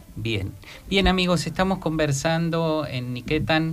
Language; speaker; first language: Spanish; native; Spanish